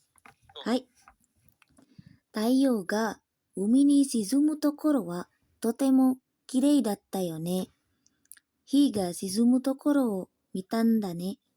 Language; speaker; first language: Japanese; non-native, learner; Indonesian